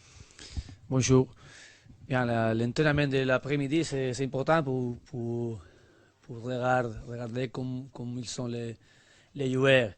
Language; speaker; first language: French; non-native, learner; Spanish